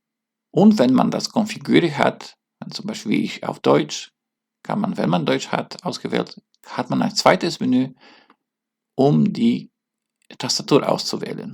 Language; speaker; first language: German; non-native, learner; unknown